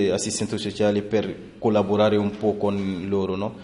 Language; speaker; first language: Italian; non-native, fluent; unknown